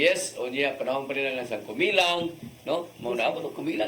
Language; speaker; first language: Cebuano; native; Cebuano